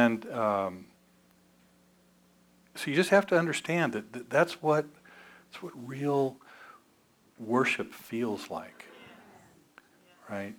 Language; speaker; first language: English; native; English